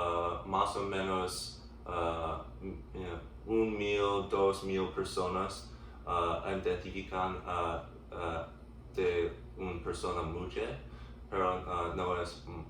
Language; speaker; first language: Spanish; non-native, learner; English